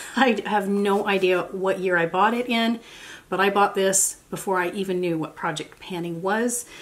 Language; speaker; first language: English; native; English